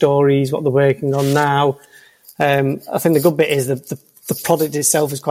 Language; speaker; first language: English; native; English